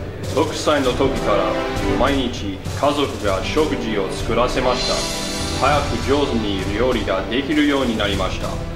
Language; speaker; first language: Japanese; non-native, learner; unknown